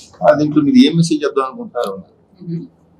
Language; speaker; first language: Telugu; native; Telugu